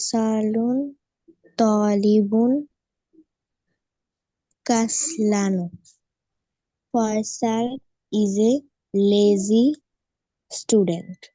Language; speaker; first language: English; non-native, learner; Bangla